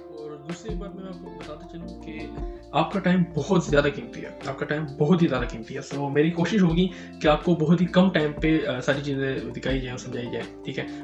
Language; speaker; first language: Urdu; native; Urdu